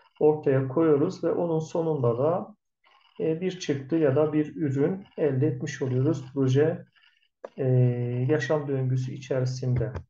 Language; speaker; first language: Turkish; native; Turkish